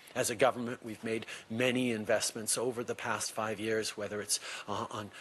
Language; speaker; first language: English; early bilingual, other home language; French